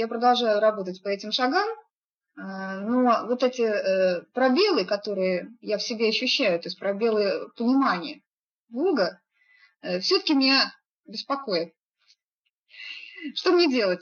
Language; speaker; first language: Russian; native; Russian